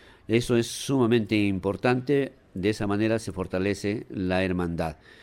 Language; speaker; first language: Spanish; native; Spanish